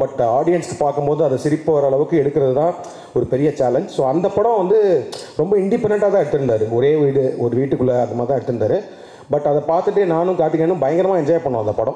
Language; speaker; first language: Tamil; native; Tamil